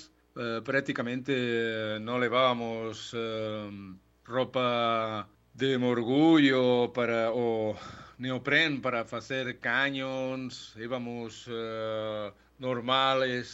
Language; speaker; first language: Portuguese; non-native, learner; Spanish